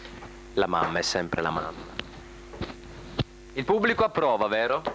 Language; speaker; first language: Italian; native; Italian